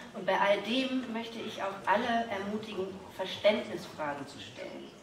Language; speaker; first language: German; native; German